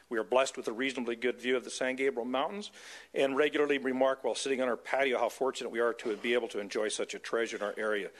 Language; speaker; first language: English; native; English